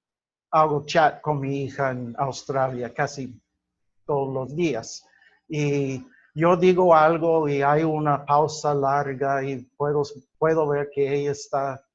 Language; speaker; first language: Spanish; non-native, fluent; English